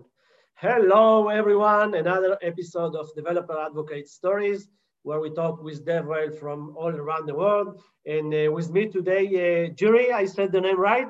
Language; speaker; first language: English; non-native, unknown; Hebrew